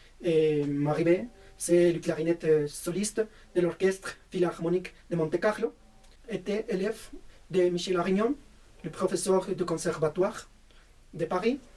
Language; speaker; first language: French; non-native, fluent; Spanish